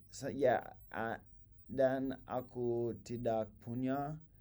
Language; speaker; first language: Indonesian; non-native, learner; English